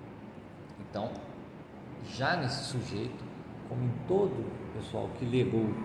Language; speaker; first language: Portuguese; native; Portuguese